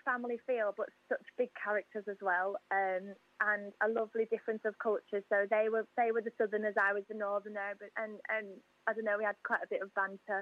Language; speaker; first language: English; native; English